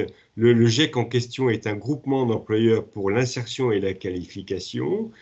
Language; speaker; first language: French; native; French